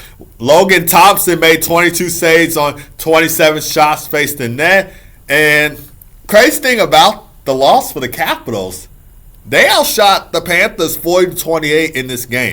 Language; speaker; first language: English; native; English